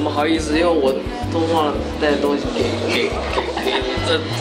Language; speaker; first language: Chinese; non-native, fluent; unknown